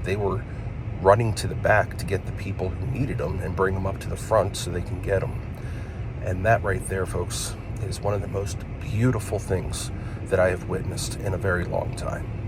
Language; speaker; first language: English; native; English